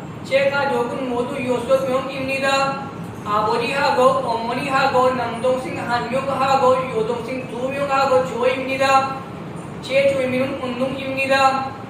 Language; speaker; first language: Korean; non-native, learner; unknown